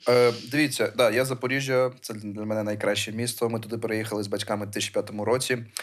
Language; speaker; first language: Ukrainian; early bilingual, other home language; Armenian